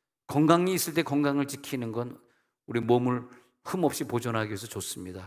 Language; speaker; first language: Korean; native; Korean